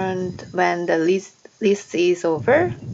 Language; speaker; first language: English; non-native, learner; Korean